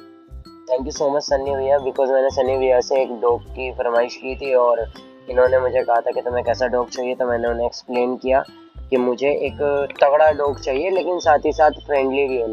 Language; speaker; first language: Hindi; native; Hindi